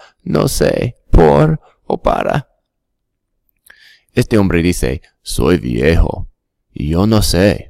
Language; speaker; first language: Spanish; non-native, fluent; English